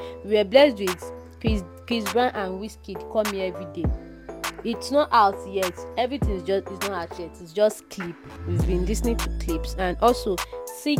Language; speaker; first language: English; non-native, local second language; Yoruba